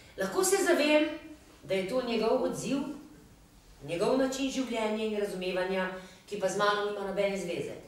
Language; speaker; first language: Slovenian; native; Slovenian